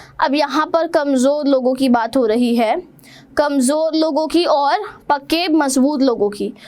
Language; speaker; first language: Hindi; native; Hindi